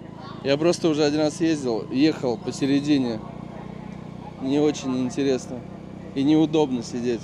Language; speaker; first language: Russian; native; Russian